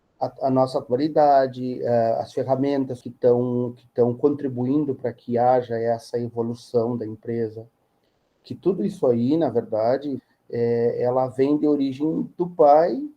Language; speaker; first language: Portuguese; native; Portuguese